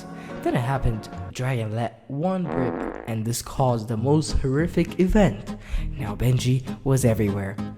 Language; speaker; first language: English; native; English